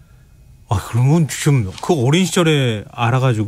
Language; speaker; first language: Korean; native; Korean